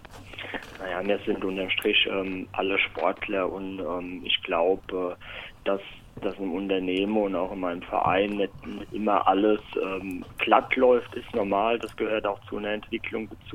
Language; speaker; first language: German; native; German